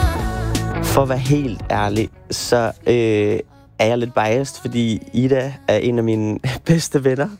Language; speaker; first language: Danish; native; Danish